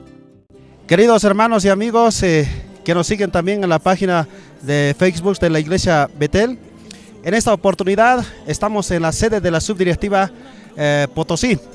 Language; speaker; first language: Spanish; non-native, local second language; Quechua